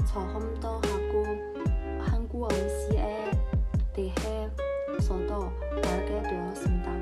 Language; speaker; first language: Korean; non-native, learner; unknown